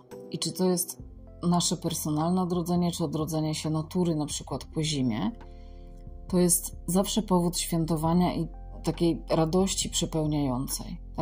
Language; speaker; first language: Polish; native; Polish